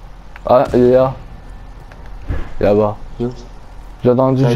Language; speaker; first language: French; native; French